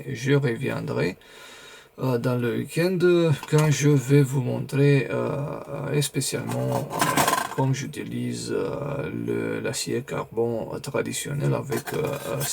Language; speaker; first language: French; non-native, fluent; Romanian